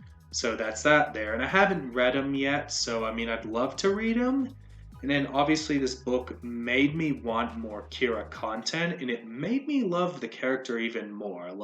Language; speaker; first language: English; native; English